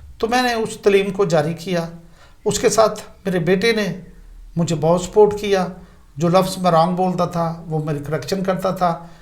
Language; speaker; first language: Urdu; non-native, local second language; Punjabi